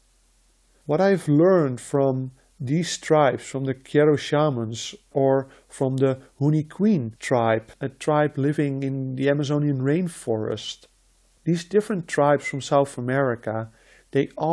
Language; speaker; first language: English; non-native, fluent; Dutch